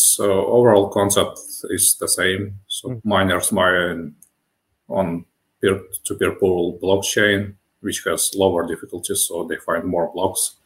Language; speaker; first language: English; non-native, fluent; Russian